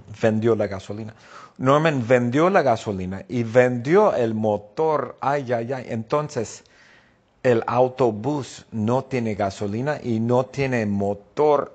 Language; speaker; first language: Spanish; non-native, fluent; English